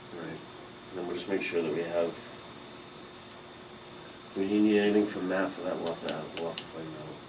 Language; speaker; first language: English; native; English